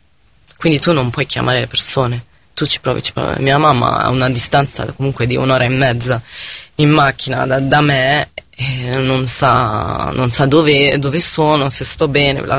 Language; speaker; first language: Italian; non-native, fluent; Arabic